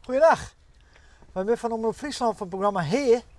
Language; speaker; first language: German; non-native, learner; Dutch